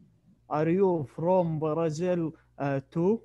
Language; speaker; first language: English; non-native, learner; Arabic